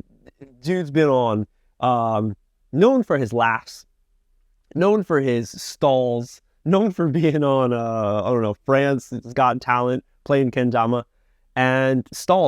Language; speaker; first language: English; native; English